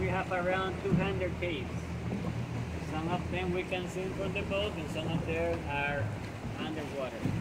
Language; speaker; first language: English; non-native, fluent; Spanish